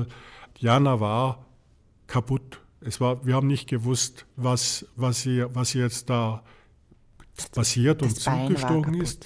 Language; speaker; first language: German; native; German